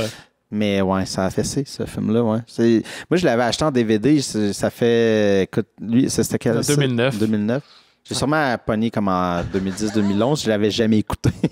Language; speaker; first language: French; native; French